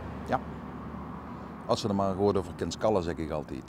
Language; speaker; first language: Dutch; native; Dutch